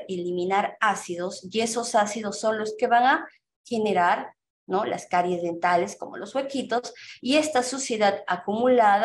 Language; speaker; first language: Spanish; native; Spanish